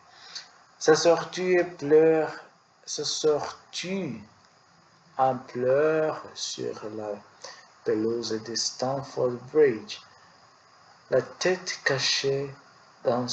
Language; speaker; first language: French; non-native, learner; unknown